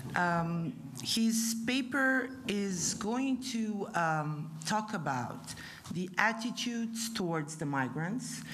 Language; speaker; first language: English; non-native, fluent; Italian